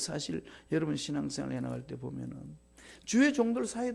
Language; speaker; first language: Korean; native; Korean